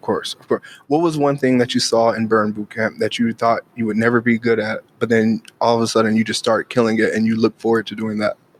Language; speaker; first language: English; native; English